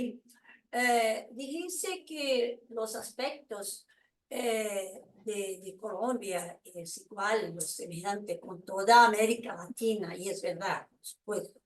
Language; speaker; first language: Spanish; non-native, fluent; Portuguese